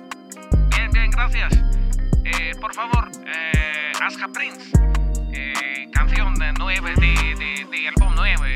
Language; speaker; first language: Spanish; non-native, learner; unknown